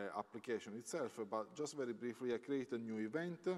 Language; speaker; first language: English; non-native, fluent; Italian